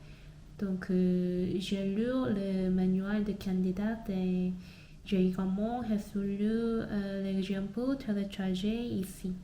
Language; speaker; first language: French; non-native, learner; Korean